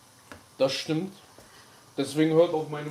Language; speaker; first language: German; early bilingual, other home language; Kurdish